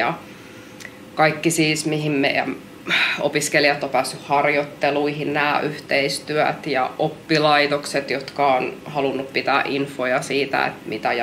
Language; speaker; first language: Finnish; native; Finnish